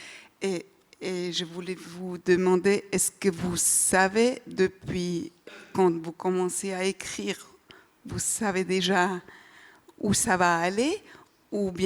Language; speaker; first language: French; non-native, learner; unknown